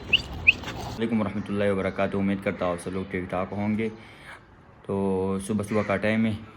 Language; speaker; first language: Hindi; non-native, local second language; Pashto